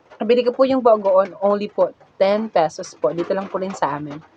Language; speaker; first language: Filipino; non-native, local second language; Bikol